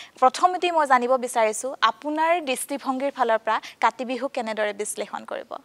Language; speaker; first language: Assamese; native; Assamese